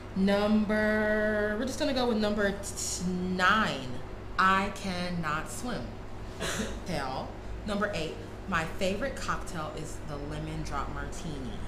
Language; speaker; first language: English; native; English